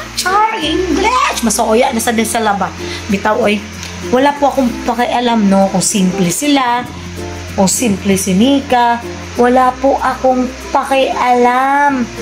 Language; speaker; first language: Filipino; non-native, local second language; Cebuano